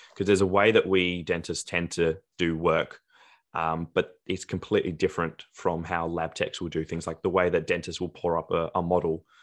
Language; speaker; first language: English; native; English